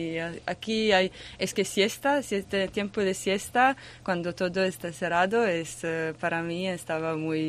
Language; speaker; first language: Spanish; non-native, learner; Croatian